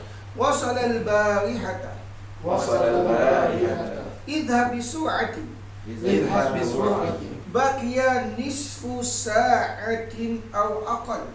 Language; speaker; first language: Arabic; non-native, learner; Malay